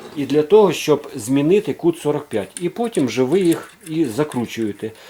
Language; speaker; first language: Ukrainian; non-native, local second language; Russian